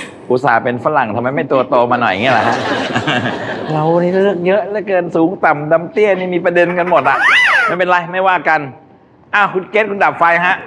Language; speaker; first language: Thai; native; Thai